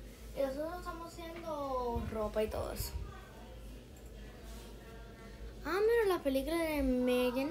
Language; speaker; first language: Spanish; early bilingual, heritage; Spanish